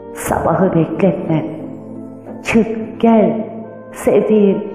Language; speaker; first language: Turkish; native; Turkish